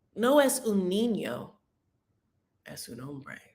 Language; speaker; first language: Spanish; non-native, learner; English